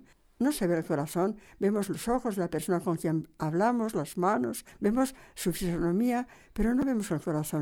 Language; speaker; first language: Spanish; native; Spanish